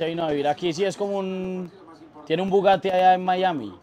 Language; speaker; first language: Spanish; native; Spanish